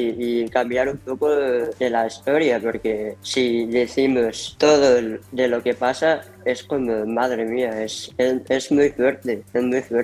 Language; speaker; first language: Spanish; early bilingual, heritage; Spanish